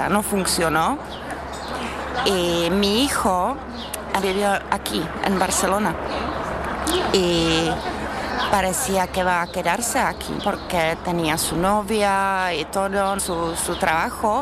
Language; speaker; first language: Spanish; non-native, learner; Czech